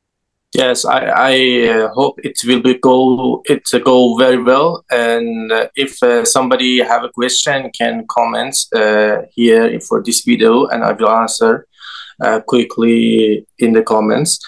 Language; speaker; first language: English; non-native, learner; Persian